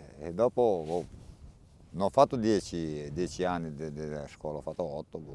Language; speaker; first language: Italian; non-native, learner; Romanian